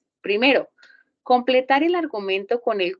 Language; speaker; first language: Spanish; native; Spanish